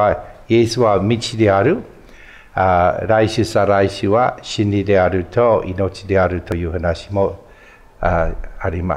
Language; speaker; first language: Japanese; non-native, fluent; English